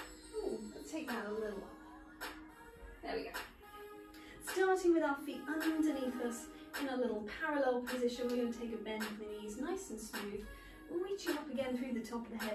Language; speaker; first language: English; native; English